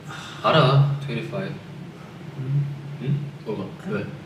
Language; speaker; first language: Korean; native; Korean